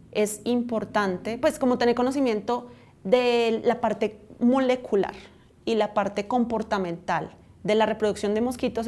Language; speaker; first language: Spanish; native; Spanish